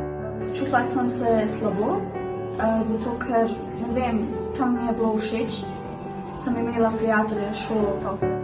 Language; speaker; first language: Slovenian; early bilingual, other home language; Lingala